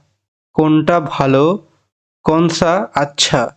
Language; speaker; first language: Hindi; non-native, learner; Bangla